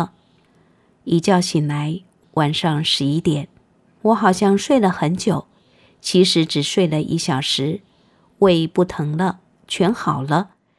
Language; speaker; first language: Chinese; native; Chinese